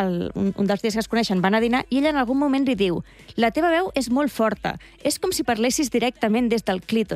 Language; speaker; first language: Catalan; native; Catalan